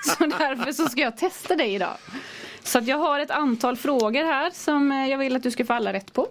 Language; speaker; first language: Swedish; native; Swedish